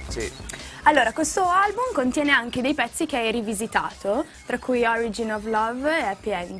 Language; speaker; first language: Italian; native; Italian